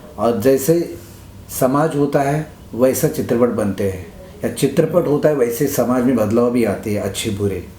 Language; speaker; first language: Hindi; non-native, local second language; Marathi